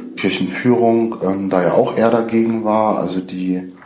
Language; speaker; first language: German; native; German